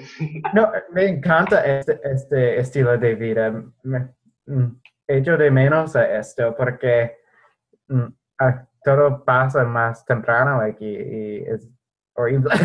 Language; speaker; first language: Spanish; non-native, fluent; English